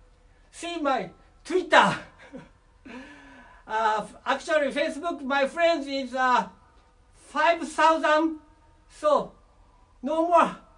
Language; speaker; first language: English; non-native, learner; Japanese